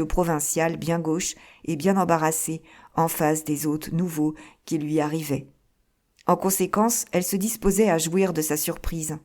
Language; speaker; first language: French; native; French